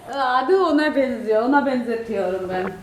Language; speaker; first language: Turkish; non-native, fluent; Georgian